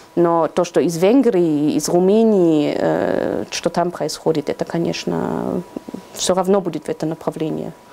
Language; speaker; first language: Russian; non-native, fluent; German